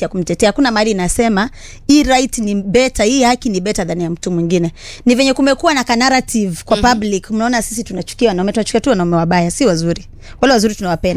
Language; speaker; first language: Swahili; native; Swahili